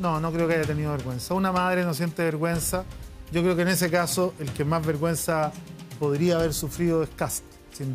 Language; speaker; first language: Spanish; native; Spanish